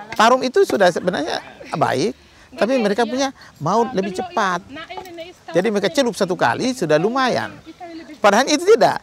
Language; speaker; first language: Indonesian; non-native, local second language; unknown